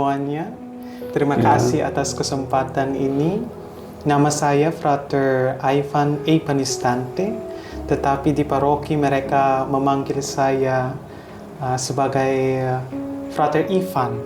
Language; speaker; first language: Indonesian; non-native, fluent; Hiligaynon